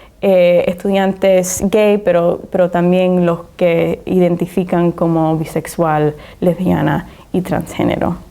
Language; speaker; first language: Spanish; early bilingual, heritage; Spanish